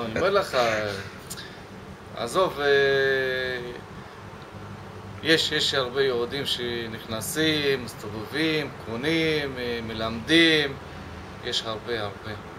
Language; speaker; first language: Hebrew; non-native, local second language; Arabic